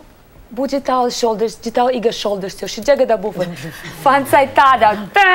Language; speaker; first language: Chinese; non-native, learner; Russian